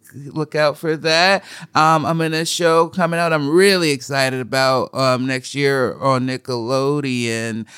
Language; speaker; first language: English; native; English